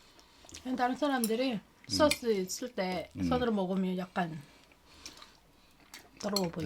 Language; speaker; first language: Korean; non-native, learner; Filipino